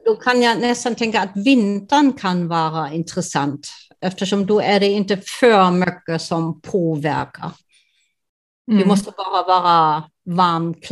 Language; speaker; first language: Swedish; non-native, fluent; German